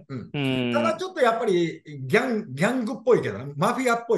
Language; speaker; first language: Japanese; native; Japanese